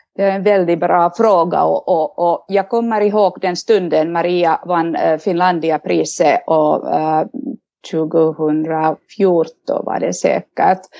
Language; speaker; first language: Swedish; non-native, local second language; Finnish